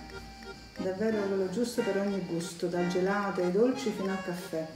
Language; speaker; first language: Italian; native; Italian